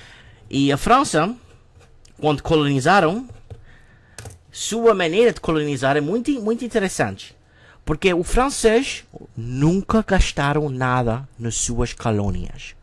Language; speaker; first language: Portuguese; non-native, learner; English